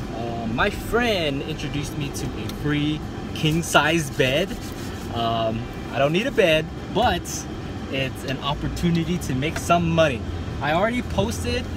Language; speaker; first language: English; native; English